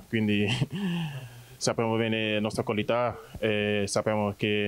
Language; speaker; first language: Italian; non-native, fluent; English